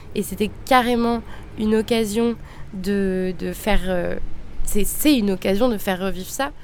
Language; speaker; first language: French; native; French